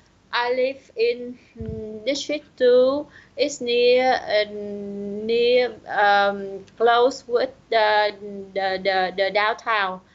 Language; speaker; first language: English; non-native, learner; Vietnamese